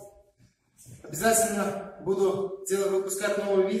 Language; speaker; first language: Russian; native; Russian